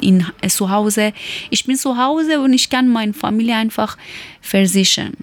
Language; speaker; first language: German; non-native, learner; Persian